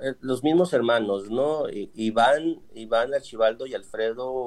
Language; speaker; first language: Spanish; native; Spanish